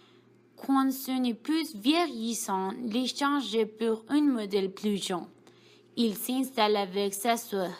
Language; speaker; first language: French; non-native, learner; Spanish